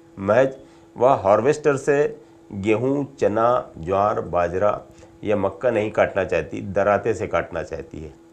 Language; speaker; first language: Hindi; native; Hindi